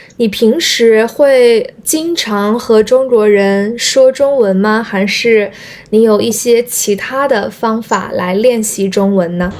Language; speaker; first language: Chinese; native; Chinese